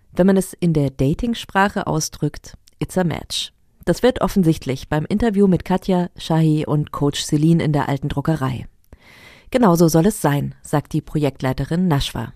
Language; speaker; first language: German; native; German